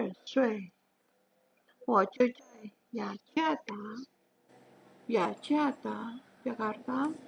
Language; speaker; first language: Chinese; non-native, learner; Indonesian